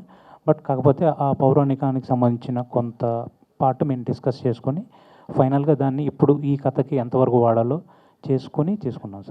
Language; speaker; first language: Telugu; native; Telugu